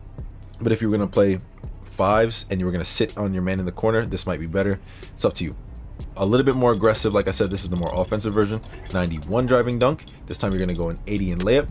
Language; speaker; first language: English; native; English